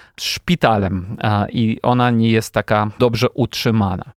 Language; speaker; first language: Polish; non-native, fluent; Ukrainian